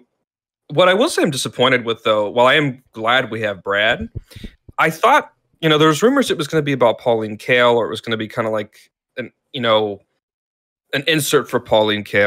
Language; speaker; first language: English; native; English